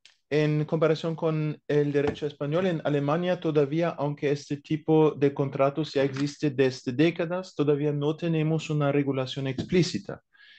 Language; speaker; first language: Spanish; non-native, fluent; German